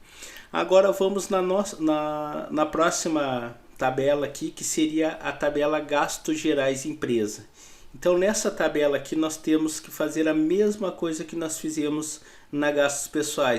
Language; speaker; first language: Portuguese; native; Portuguese